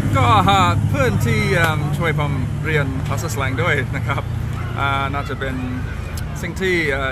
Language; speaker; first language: Thai; non-native, learner; English